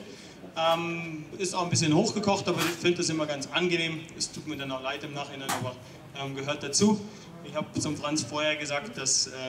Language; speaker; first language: German; native; German